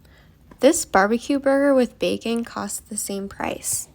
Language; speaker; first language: English; native; English